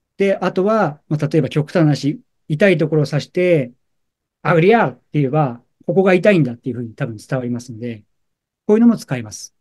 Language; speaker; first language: Japanese; native; Japanese